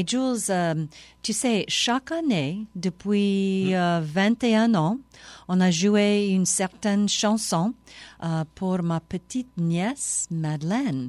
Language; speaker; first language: French; non-native, local second language; English